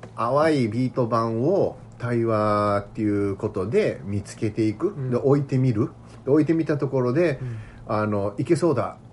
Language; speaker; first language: Japanese; native; Japanese